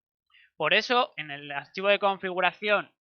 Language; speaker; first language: Spanish; native; Spanish